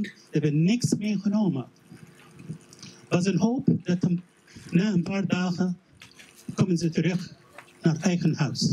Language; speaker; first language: Dutch; non-native, learner; Arabic